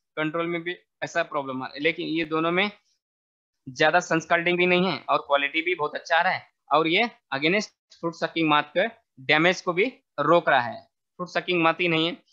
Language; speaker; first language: Hindi; non-native, local second language; Marathi